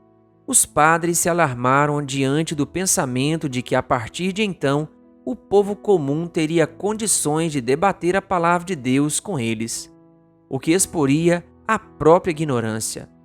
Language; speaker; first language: Portuguese; native; Portuguese